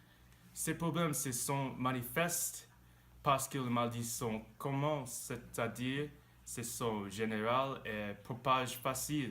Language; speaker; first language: French; non-native, learner; English